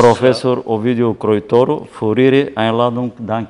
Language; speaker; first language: German; non-native, fluent; Bulgarian